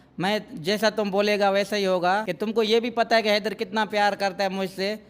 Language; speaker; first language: Urdu; non-native, local second language; Saraiki